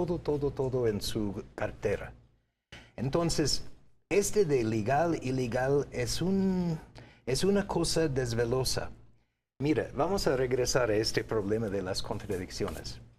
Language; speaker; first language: Spanish; non-native, fluent; English